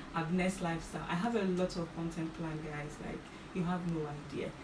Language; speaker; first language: English; non-native, local second language; Akan